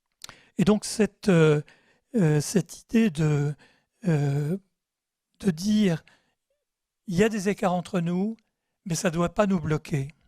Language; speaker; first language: French; native; French